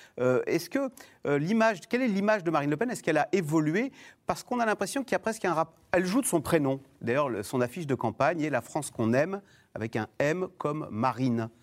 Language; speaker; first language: French; native; French